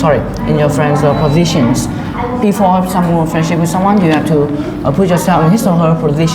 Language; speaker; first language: English; non-native, learner; Vietnamese